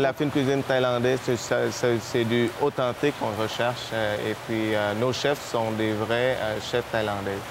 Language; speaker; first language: French; non-native, fluent; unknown